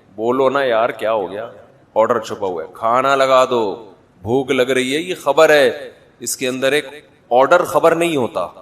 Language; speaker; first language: Urdu; native; Urdu